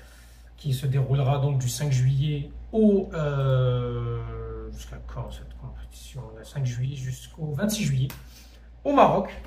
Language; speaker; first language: French; native; French